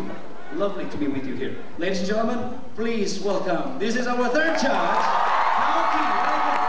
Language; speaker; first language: English; non-native, fluent; Indonesian